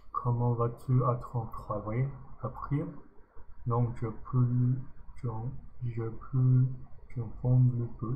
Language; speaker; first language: French; non-native, learner; English